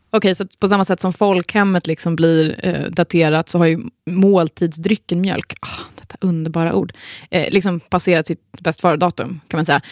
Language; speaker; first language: Swedish; native; Swedish